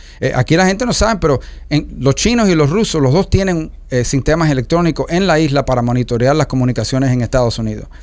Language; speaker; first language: Spanish; early bilingual, heritage; Spanish